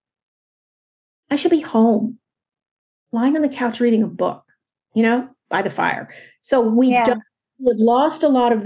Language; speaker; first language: English; native; English